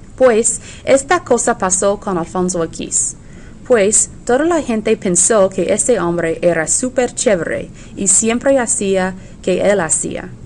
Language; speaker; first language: Spanish; non-native, fluent; English